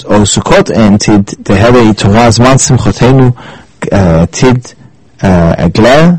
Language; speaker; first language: Danish; non-native, fluent; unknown